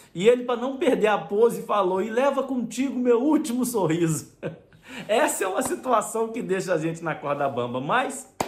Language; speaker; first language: Portuguese; native; Portuguese